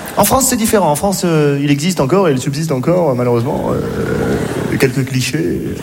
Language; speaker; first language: French; native; French